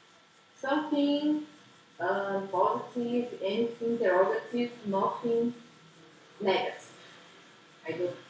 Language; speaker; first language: English; non-native, learner; Portuguese